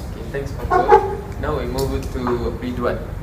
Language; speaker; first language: English; non-native, local second language; Malay